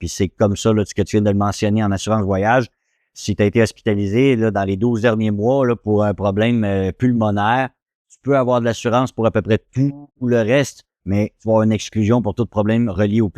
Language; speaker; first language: French; native; French